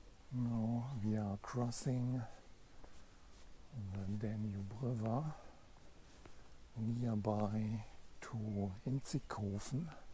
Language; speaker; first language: English; non-native, fluent; German